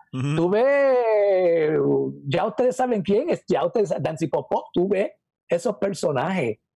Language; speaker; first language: Spanish; native; Spanish